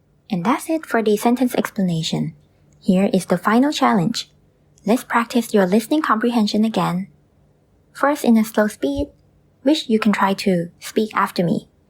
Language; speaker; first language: English; non-native, fluent; Thai